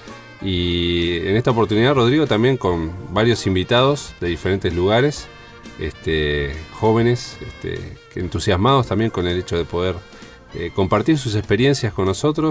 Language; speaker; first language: Spanish; native; Spanish